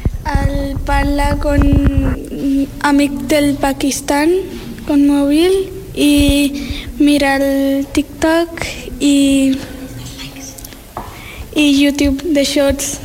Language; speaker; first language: Catalan; non-native, learner; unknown